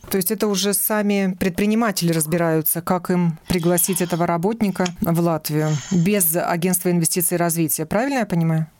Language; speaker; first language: Russian; native; Russian